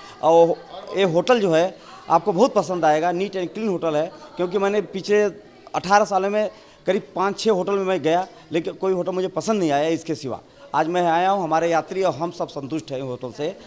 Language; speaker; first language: Hindi; native; Hindi